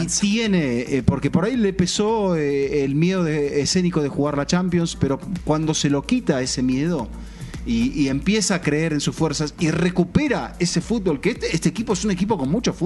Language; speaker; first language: Spanish; native; Spanish